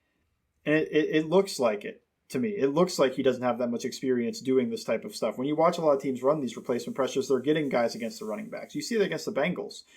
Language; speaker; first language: English; native; English